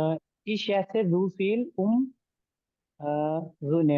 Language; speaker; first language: German; non-native, learner; Urdu